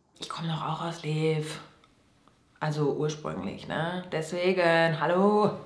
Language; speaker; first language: German; native; German